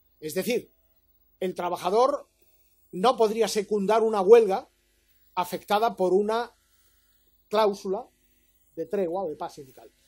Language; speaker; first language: Spanish; native; Spanish